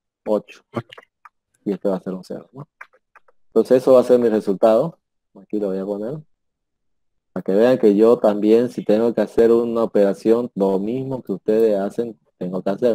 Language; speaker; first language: Spanish; native; Spanish